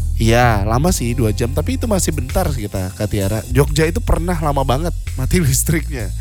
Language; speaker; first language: Indonesian; native; Indonesian